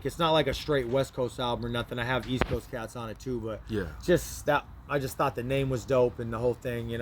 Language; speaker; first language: English; native; English